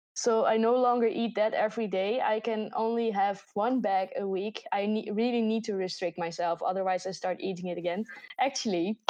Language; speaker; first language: English; non-native, fluent; Dutch